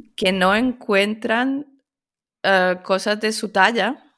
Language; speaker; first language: Spanish; early bilingual, other home language; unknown